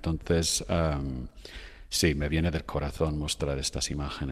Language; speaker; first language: Spanish; non-native, fluent; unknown